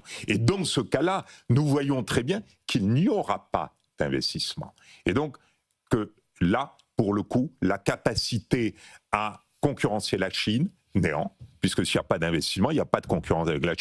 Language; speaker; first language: French; native; French